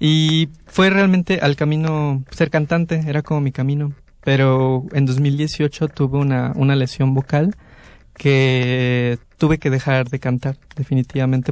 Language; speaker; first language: Spanish; native; Spanish